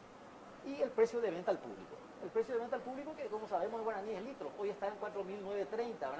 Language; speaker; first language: Spanish; native; Spanish